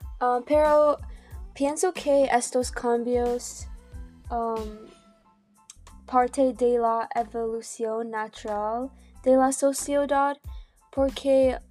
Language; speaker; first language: Spanish; non-native, learner; English